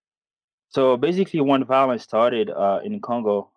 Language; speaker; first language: English; non-native, fluent; Kinyarwanda